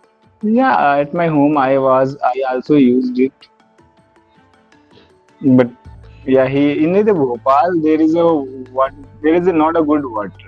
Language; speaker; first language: English; non-native, learner; Hindi